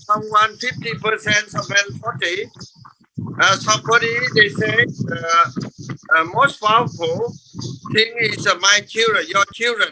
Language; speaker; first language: English; non-native, fluent; Vietnamese